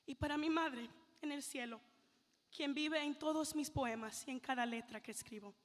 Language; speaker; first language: Spanish; early bilingual, other home language; English